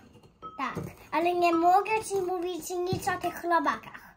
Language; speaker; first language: Polish; early bilingual, heritage; Polish